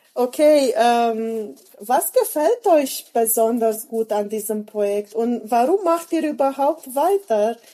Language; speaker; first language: German; native; German